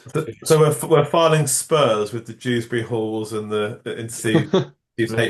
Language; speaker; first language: English; native; English